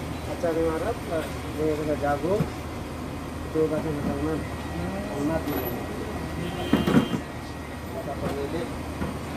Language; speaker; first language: Indonesian; non-native, learner; Bangla